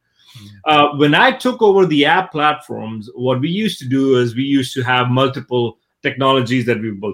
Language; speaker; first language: English; non-native, local second language; Urdu